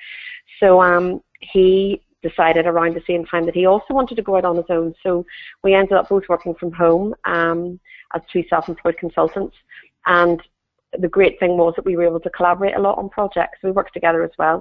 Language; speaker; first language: English; native; English